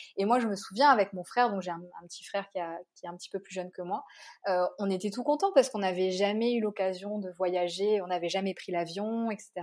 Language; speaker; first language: French; native; French